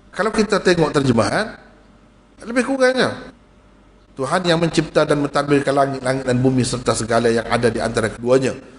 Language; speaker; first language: Malay; native; Malay